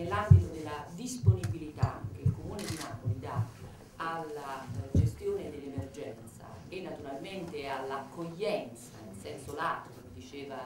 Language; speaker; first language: Italian; native; Italian